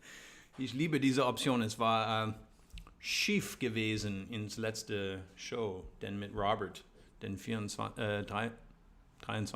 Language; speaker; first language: German; non-native, learner; English